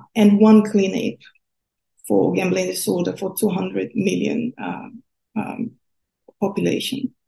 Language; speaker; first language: English; non-native, fluent; Portuguese